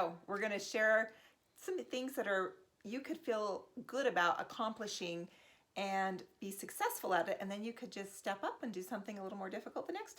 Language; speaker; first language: English; native; English